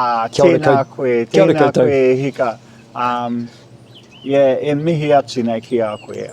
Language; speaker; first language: Māori; non-native, local second language; English